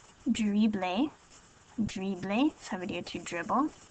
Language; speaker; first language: French; non-native, fluent; English